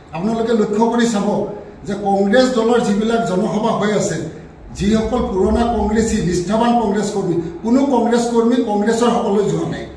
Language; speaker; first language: Assamese; native; Assamese